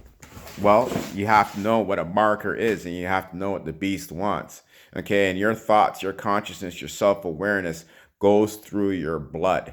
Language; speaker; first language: English; native; English